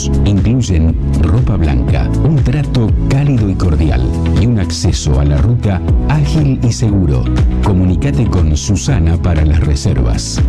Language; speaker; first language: Spanish; native; Spanish